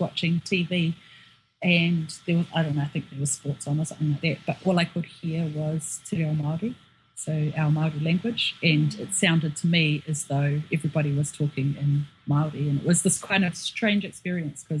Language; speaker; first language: English; native; English